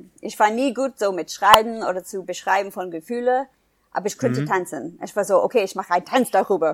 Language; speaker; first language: German; non-native, fluent; English